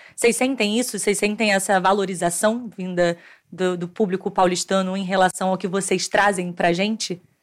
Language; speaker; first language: Portuguese; native; Portuguese